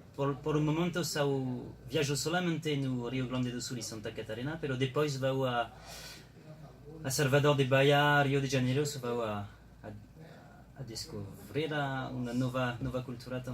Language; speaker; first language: Portuguese; non-native, learner; French